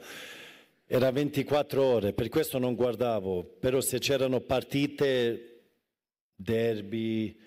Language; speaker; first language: Italian; non-native, fluent; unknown